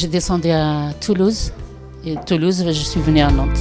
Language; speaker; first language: French; non-native, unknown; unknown